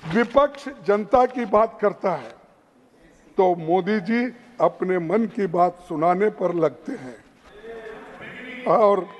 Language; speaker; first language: Hindi; non-native, local second language; Kannada